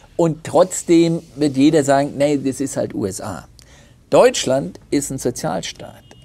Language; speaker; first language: German; native; German